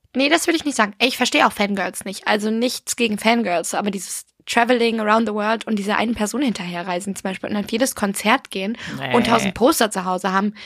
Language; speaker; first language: German; non-native, fluent; English